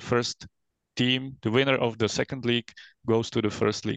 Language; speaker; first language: English; non-native, fluent; Czech